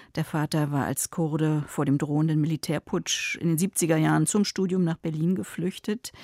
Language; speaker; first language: German; native; German